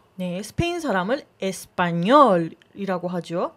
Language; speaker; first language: Korean; non-native, fluent; Spanish